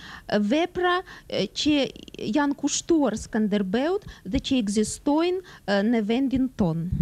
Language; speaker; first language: Albanian; non-native, fluent; Russian